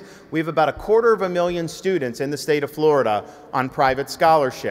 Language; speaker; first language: English; native; English